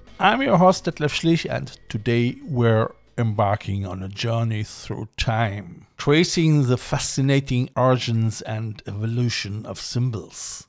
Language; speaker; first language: English; non-native, fluent; German